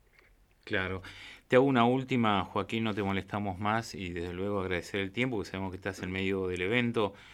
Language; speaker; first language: Spanish; native; Spanish